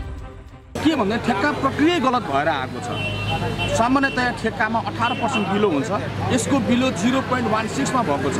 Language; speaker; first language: Nepali; native; Nepali